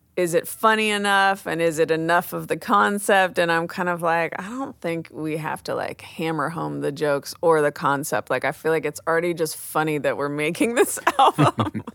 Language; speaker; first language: English; native; English